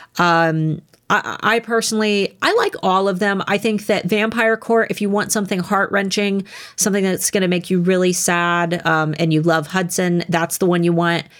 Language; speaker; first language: English; native; English